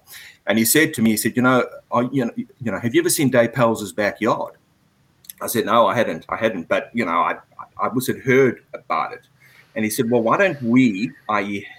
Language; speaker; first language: English; native; English